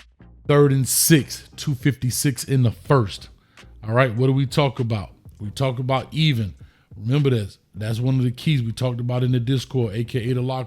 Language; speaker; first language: English; native; English